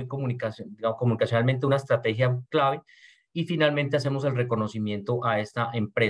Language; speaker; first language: Spanish; native; Spanish